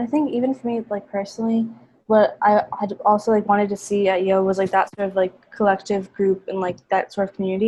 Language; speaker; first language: English; native; English